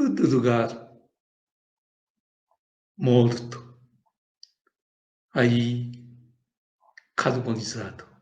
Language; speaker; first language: Portuguese; non-native, learner; Japanese